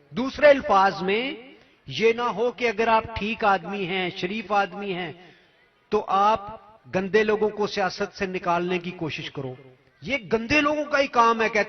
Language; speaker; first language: Urdu; native; Urdu